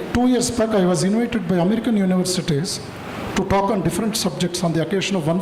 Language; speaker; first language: English; non-native, local second language; Kannada